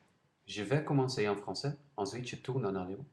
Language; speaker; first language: French; non-native, learner; Dutch